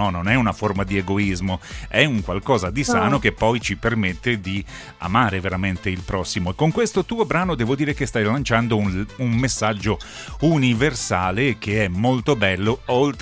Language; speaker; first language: Italian; native; Italian